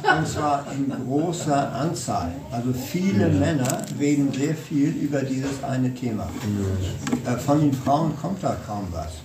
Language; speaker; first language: German; native; German